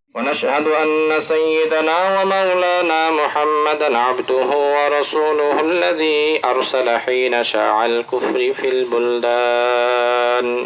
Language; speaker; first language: Arabic; non-native, fluent; Bangla